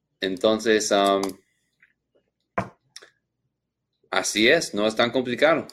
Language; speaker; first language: Spanish; non-native, learner; English